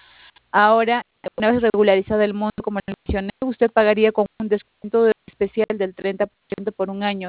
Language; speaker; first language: Spanish; native; Spanish